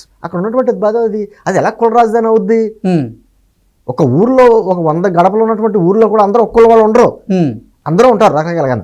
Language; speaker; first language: Telugu; native; Telugu